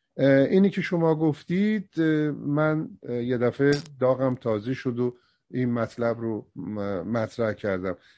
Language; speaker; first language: Persian; native; Persian